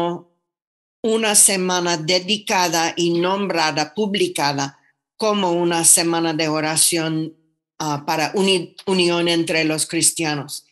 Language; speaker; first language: Spanish; non-native, fluent; English